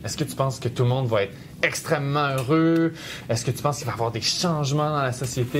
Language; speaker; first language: French; native; French